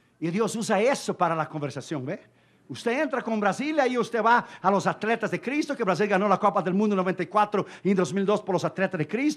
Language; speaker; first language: Spanish; non-native, fluent; Portuguese